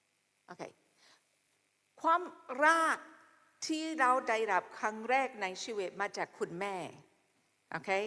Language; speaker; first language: Thai; non-native, fluent; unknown